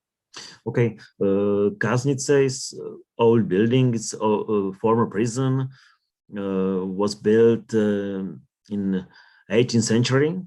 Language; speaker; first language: English; non-native, learner; Czech